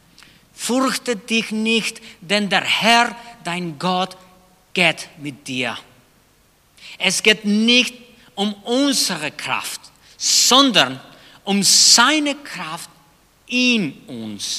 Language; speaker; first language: German; non-native, fluent; Spanish